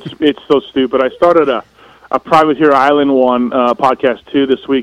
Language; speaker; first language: English; native; English